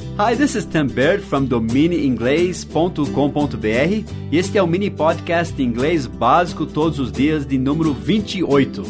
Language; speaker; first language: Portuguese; non-native, fluent; English